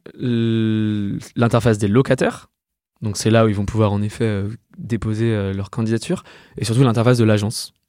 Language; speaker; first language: French; native; French